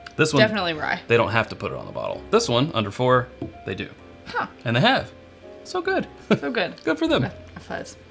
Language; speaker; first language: English; native; English